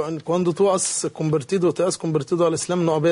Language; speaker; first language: Spanish; non-native, learner; Arabic